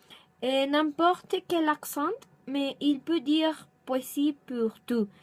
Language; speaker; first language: French; non-native, learner; Spanish